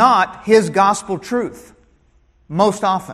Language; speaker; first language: English; native; English